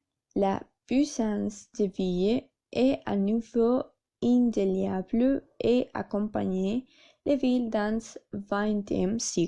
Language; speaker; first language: French; non-native, learner; Spanish